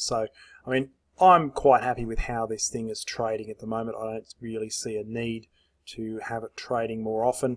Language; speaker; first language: English; native; English